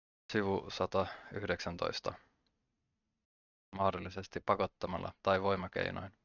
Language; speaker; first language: Finnish; native; Finnish